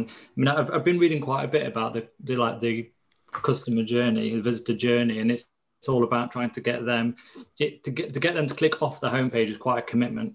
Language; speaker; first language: English; native; English